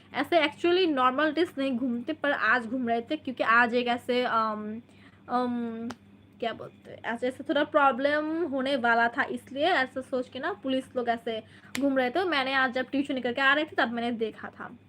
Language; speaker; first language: Hindi; non-native, local second language; Bangla